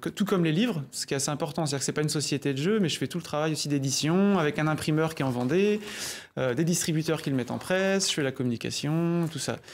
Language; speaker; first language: French; native; French